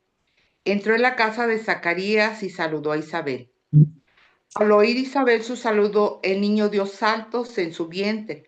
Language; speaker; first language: Spanish; native; Spanish